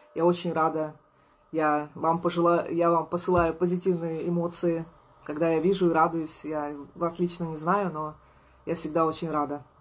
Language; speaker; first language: Russian; native; Russian